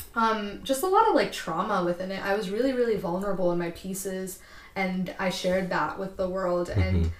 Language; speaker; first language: English; native; English